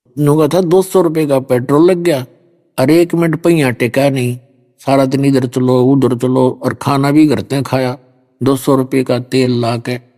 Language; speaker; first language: Hindi; native; Hindi